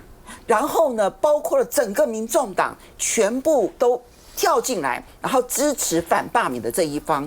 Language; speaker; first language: Chinese; native; Chinese